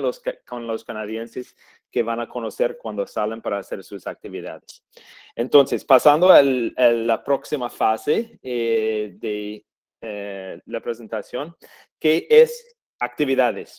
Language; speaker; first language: Spanish; non-native, fluent; English